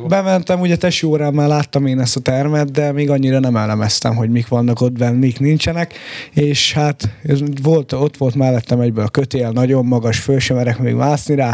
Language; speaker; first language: Hungarian; native; Hungarian